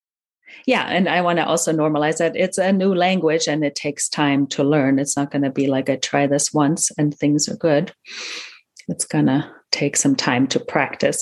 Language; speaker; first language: English; non-native, fluent; German